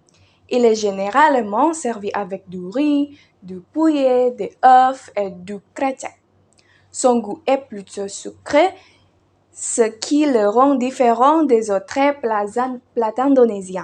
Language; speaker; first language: French; non-native, learner; Indonesian